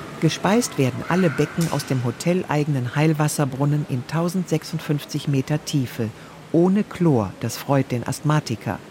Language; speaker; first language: German; native; German